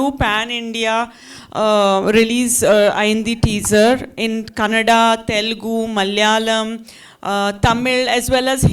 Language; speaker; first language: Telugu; non-native, fluent; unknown